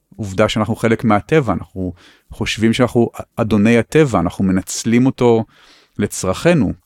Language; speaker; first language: Hebrew; native; Hebrew